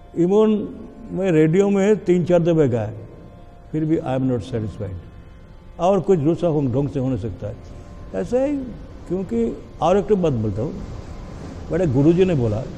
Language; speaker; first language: Hindi; non-native, local second language; Bangla